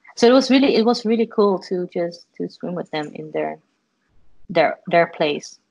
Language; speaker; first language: English; non-native, fluent; Dutch